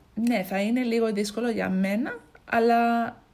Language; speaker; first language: Greek; non-native, learner; English